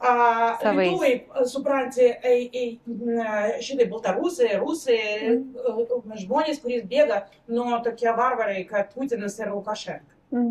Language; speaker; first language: Lithuanian; non-native, learner; Russian